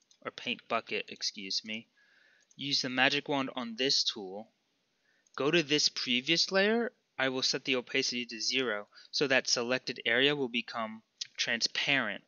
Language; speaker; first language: English; native; English